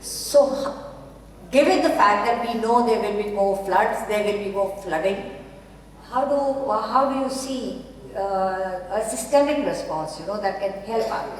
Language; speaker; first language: English; non-native, local second language; Urdu